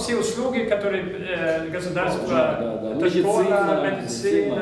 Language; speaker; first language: Russian; non-native, fluent; Swedish